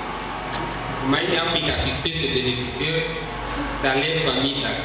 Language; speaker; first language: French; non-native, local second language; Swahili